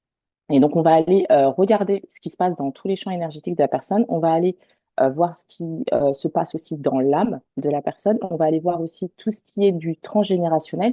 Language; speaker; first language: French; native; French